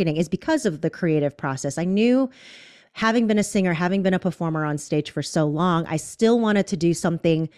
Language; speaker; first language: English; native; English